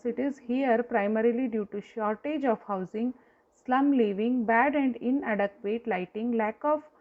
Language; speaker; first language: English; non-native, local second language; Kannada